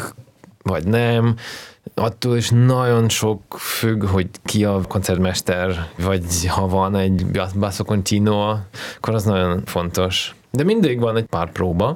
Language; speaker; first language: Hungarian; non-native, fluent; Russian